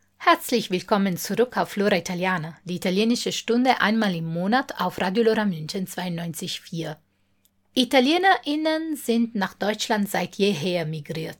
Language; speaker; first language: German; non-native, fluent; Italian